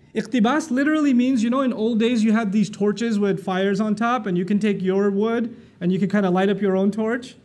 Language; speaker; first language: English; native; English